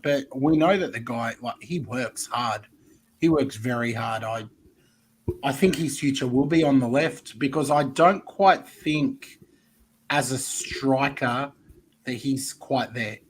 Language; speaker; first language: English; native; English